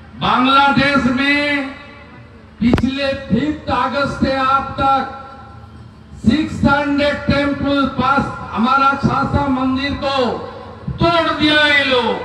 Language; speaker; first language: Hindi; non-native, local second language; Bangla